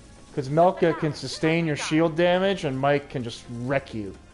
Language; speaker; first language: English; native; English